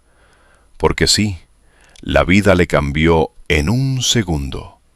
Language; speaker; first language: Spanish; native; Spanish